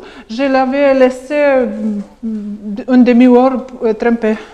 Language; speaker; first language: French; non-native, learner; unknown